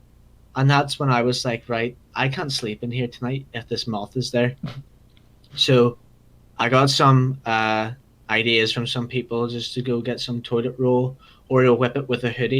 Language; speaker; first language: English; native; English